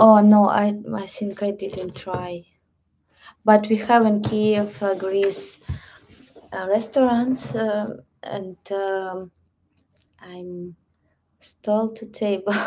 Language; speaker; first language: English; non-native, learner; Russian